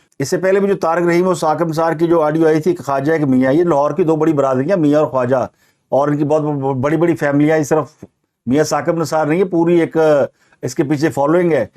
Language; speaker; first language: Urdu; non-native, local second language; Punjabi